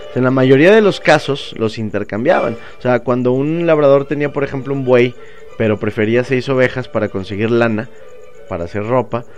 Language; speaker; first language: Spanish; native; Spanish